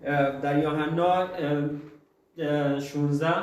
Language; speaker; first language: Persian; early bilingual, heritage; Persian